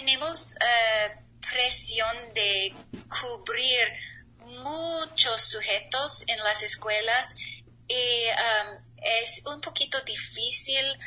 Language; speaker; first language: Spanish; non-native, learner; English